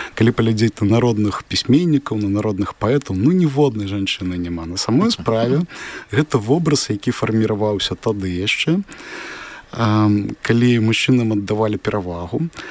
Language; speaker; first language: Belarusian; non-native, local second language; Russian